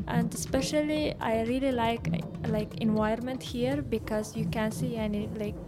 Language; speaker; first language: English; non-native, learner; Russian